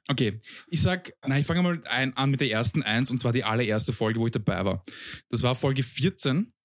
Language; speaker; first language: German; early bilingual, other home language; Bosnian